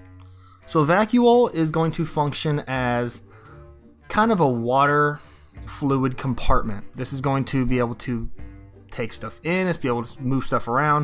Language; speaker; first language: English; native; English